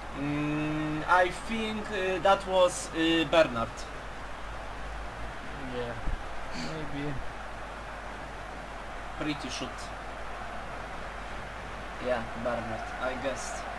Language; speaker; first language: English; non-native, learner; Polish